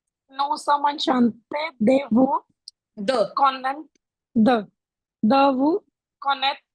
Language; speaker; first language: French; non-native, learner; Punjabi